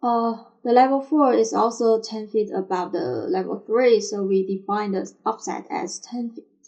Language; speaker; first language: English; non-native, fluent; Chinese